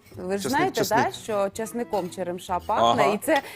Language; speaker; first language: Ukrainian; native; Ukrainian